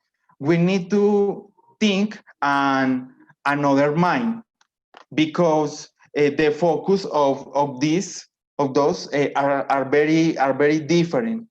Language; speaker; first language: English; non-native, learner; Spanish